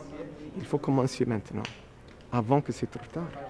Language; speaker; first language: French; non-native, fluent; English